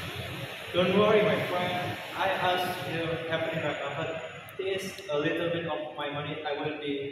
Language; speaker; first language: English; non-native, learner; Indonesian